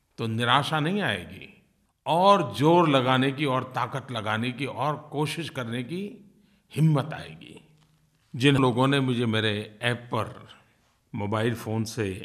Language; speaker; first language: Hindi; non-native, local second language; Gujarati